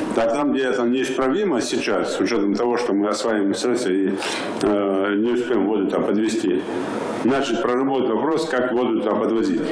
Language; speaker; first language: Russian; non-native, local second language; Ingush